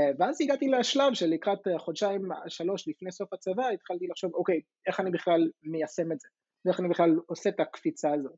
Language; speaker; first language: Hebrew; non-native, fluent; English